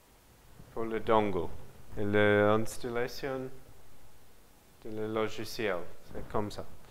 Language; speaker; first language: French; non-native, learner; English